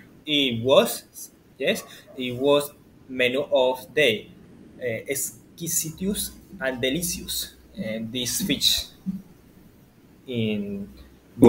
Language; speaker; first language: English; non-native, learner; Spanish